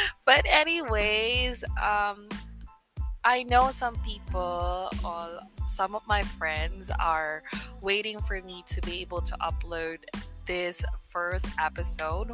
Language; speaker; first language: English; non-native, local second language; Filipino